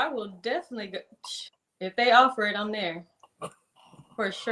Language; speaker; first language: English; native; English